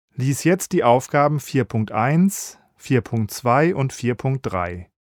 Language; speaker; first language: German; native; German